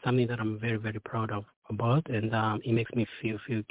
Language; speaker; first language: English; non-native, local second language; Kikuyu